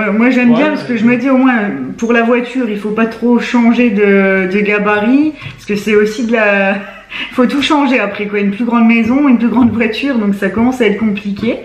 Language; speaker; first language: French; native; French